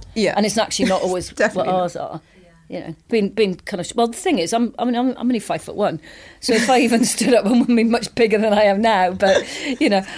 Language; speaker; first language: English; native; English